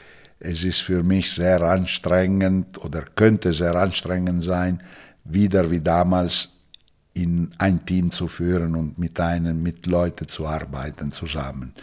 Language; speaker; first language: German; non-native, fluent; Italian